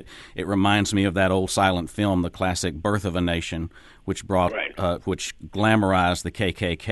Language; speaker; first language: English; native; English